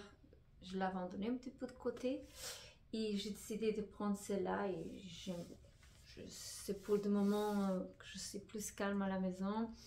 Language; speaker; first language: French; non-native, fluent; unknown